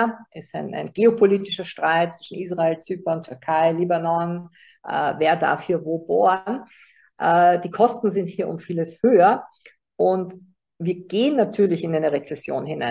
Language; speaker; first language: German; native; German